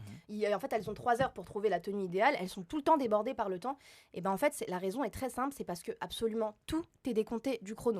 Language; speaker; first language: French; native; French